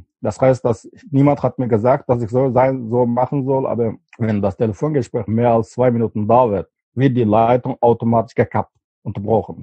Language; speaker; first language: German; non-native, fluent; Uyghur